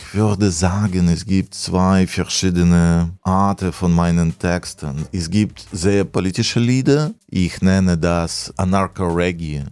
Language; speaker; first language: German; non-native, learner; Russian